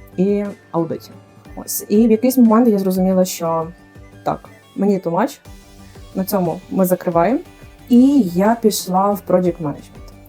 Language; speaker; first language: Ukrainian; native; Ukrainian